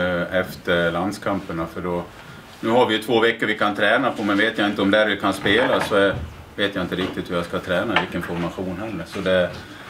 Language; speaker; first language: Swedish; native; Swedish